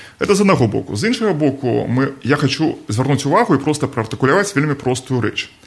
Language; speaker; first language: Belarusian; non-native, local second language; Russian